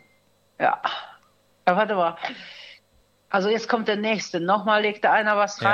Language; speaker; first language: German; native; German